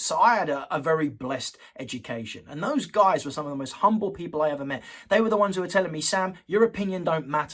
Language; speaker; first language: English; native; English